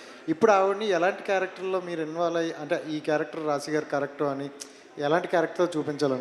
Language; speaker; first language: Telugu; native; Telugu